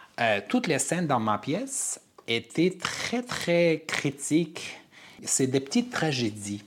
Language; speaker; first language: French; non-native, fluent; Armenian